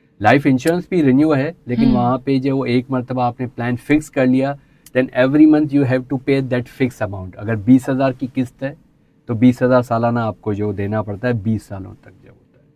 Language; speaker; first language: Urdu; non-native, local second language; Sindhi